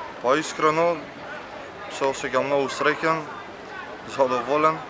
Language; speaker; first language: Macedonian; native; Macedonian